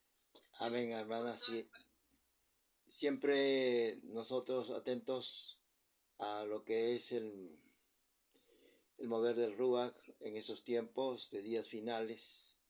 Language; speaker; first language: Spanish; native; Spanish